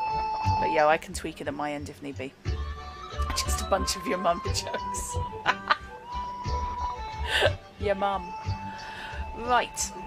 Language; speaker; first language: English; native; English